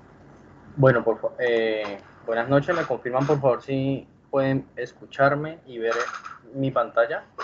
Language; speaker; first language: Spanish; native; Spanish